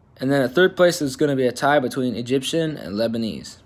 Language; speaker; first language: English; native; English